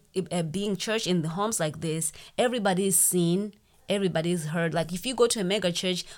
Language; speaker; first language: English; non-native, local second language; Shona